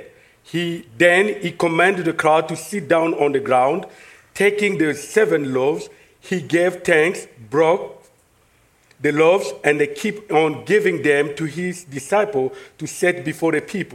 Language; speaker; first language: English; non-native, fluent; French